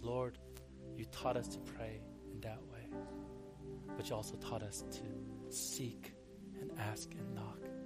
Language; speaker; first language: English; early bilingual, other home language; Korean